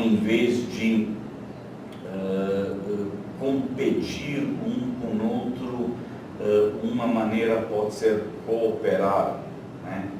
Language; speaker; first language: Portuguese; non-native, fluent; Slovenian